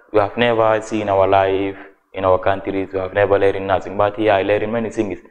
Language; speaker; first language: English; non-native, learner; Arabic